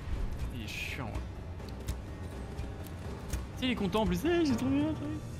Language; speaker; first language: French; native; French